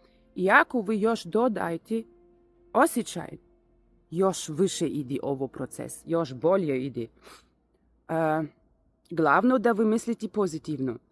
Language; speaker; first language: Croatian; non-native, learner; Russian